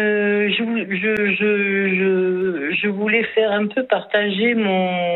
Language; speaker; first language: French; native; French